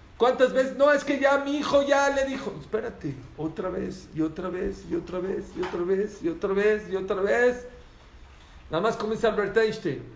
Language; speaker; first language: Spanish; native; Spanish